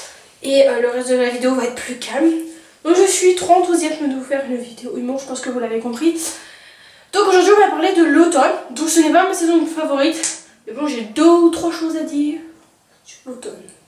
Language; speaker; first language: French; native; French